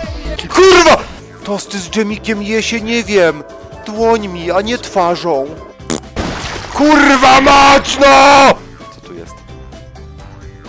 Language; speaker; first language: Polish; native; Polish